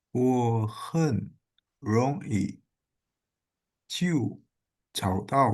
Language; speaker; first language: Chinese; non-native, learner; Indonesian